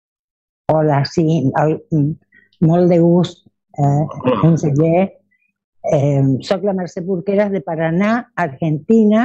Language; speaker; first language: Catalan; early bilingual, heritage; Catalan